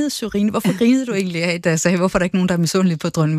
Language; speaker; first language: Danish; native; Danish